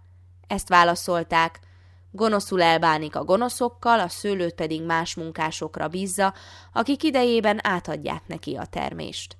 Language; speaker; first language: Hungarian; native; Hungarian